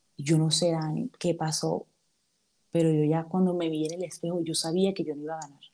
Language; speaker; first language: Spanish; native; Spanish